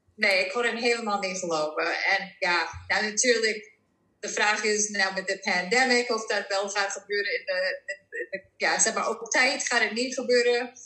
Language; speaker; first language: Dutch; non-native, fluent; English